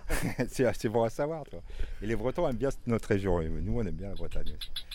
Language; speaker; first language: French; native; French